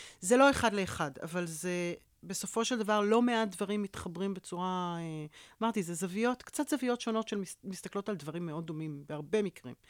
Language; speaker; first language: Hebrew; native; Hebrew